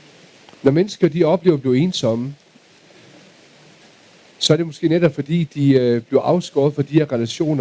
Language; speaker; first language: Danish; native; Danish